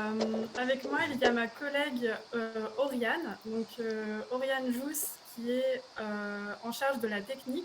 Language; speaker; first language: French; native; French